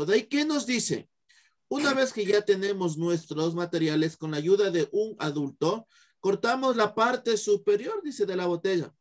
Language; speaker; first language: Spanish; native; Spanish